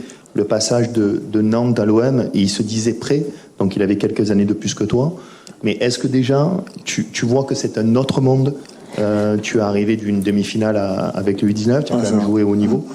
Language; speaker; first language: French; native; French